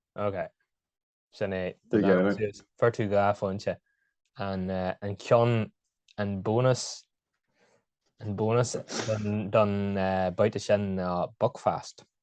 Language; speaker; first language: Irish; non-native, local second language; English